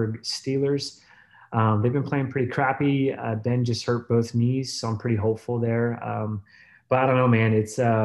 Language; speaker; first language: English; native; English